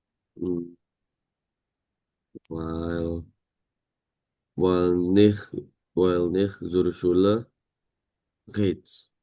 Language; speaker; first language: German; non-native, learner; Indonesian